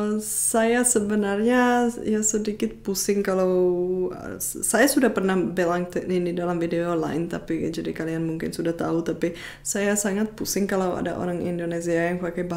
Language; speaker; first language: Indonesian; non-native, fluent; Czech